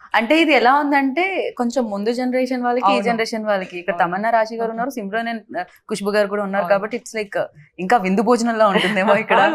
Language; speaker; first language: Telugu; native; Telugu